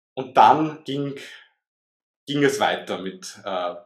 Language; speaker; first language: German; native; German